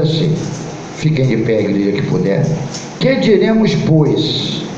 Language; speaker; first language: Portuguese; native; Portuguese